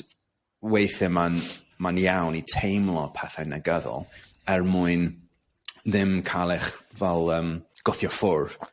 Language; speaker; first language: Welsh; non-native, local second language; English